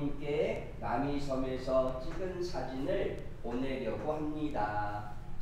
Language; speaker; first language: Korean; non-native, fluent; Vietnamese